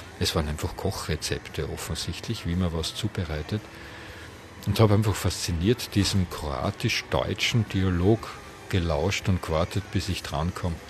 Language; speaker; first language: German; native; German